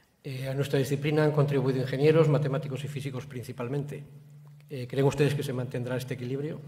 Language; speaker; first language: Spanish; native; Spanish